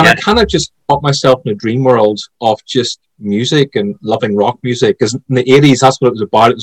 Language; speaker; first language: English; native; English